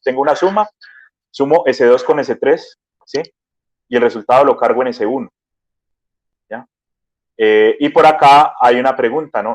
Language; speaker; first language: Spanish; native; Spanish